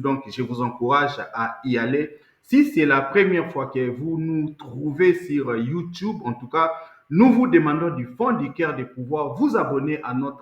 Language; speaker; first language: French; non-native, local second language; Lingala